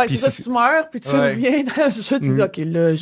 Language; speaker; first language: French; native; French